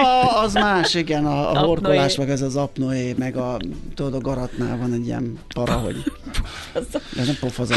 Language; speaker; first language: Hungarian; native; Hungarian